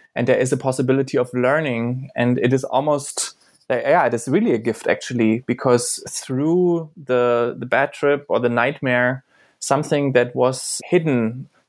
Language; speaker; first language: English; non-native, fluent; German